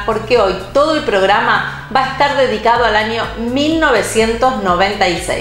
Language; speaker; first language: Spanish; native; Spanish